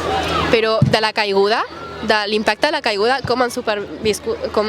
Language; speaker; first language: Catalan; native; Catalan